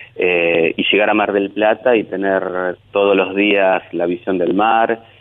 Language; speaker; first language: Spanish; native; Spanish